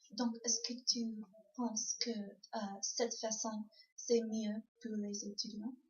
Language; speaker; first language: French; non-native, learner; English